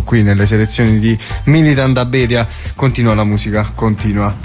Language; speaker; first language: Italian; native; Italian